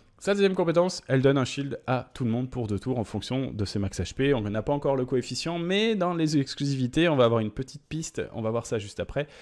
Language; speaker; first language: French; native; French